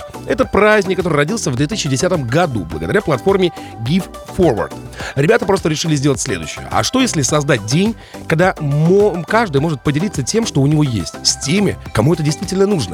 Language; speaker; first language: Russian; native; Russian